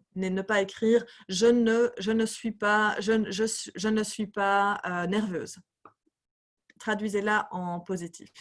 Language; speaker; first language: French; native; French